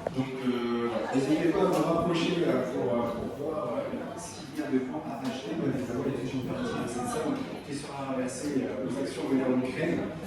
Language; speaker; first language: French; native; French